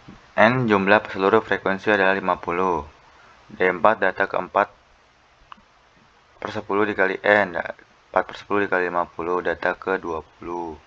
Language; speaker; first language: Indonesian; native; Indonesian